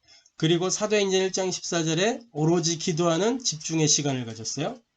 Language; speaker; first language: Korean; native; Korean